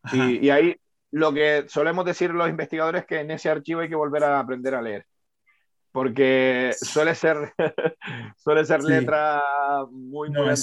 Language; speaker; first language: Spanish; native; Spanish